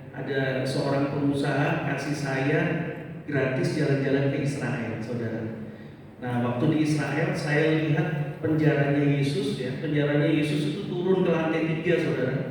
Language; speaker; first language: Indonesian; native; Indonesian